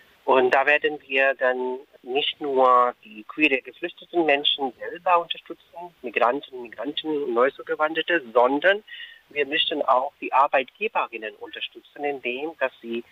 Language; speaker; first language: German; non-native, fluent; Urdu